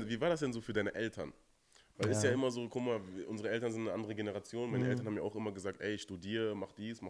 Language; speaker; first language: German; native; German